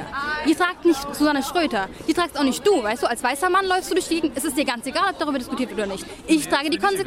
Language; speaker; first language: German; native; German